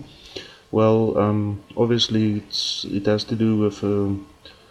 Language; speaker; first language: English; non-native, local second language; Afrikaans